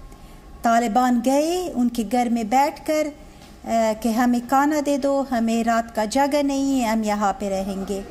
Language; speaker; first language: Hindi; non-native, learner; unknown